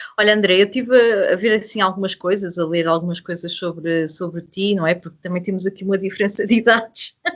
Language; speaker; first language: Portuguese; native; Portuguese